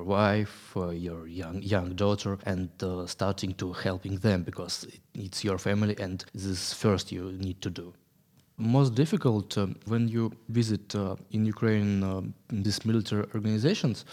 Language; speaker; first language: English; non-native, learner; Ukrainian